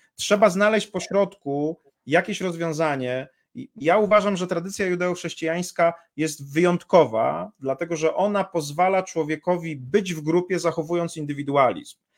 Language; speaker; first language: Polish; native; Polish